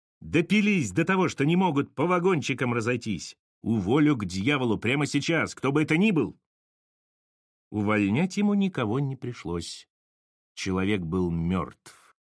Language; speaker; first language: Russian; native; Russian